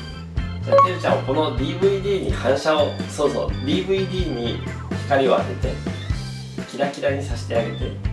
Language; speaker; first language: Japanese; native; Japanese